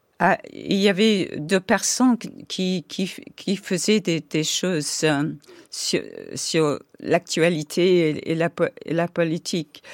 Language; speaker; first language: French; non-native, fluent; English